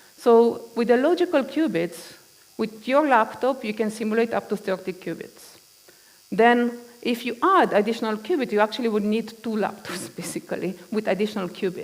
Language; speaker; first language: English; non-native, fluent; Romanian